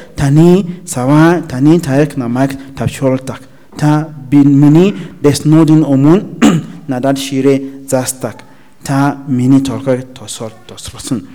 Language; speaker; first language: Mongolian; non-native, learner; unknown